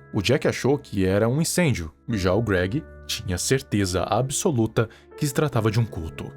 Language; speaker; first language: Portuguese; native; Portuguese